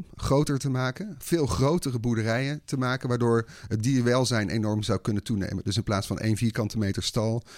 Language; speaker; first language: Dutch; native; Dutch